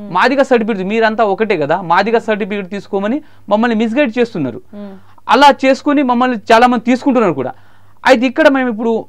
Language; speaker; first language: Telugu; non-native, local second language; Marathi